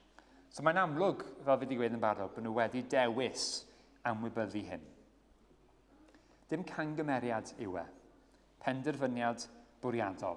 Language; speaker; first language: Welsh; native; Welsh